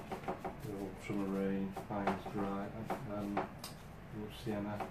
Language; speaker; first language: English; native; English